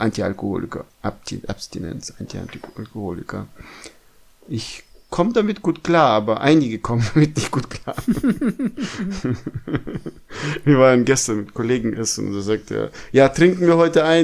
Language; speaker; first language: German; non-native, fluent; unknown